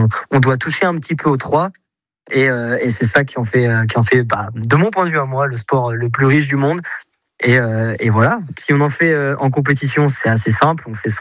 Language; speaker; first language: French; native; French